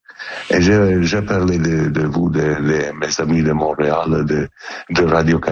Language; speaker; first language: French; non-native, learner; Italian